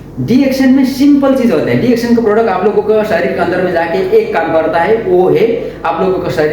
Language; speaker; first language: Hindi; non-native, local second language; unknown